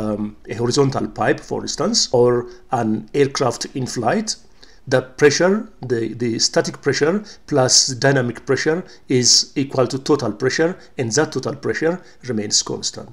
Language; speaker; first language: English; non-native, local second language; Amharic